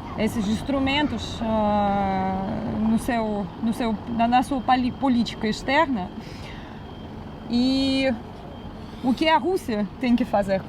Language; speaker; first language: Portuguese; non-native, fluent; Russian